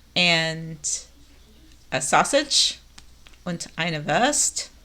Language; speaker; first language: German; non-native, learner; English